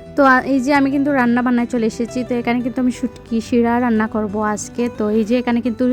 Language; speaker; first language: Bangla; non-native, local second language; Sylheti